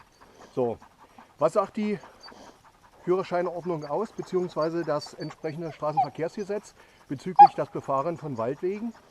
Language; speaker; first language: German; native; German